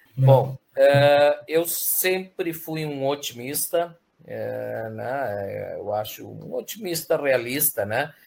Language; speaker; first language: Portuguese; early bilingual, other home language; Spanish